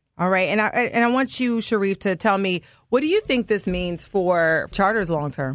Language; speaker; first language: English; native; English